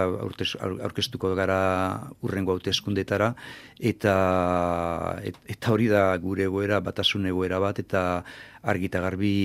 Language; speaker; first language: Basque; native; Basque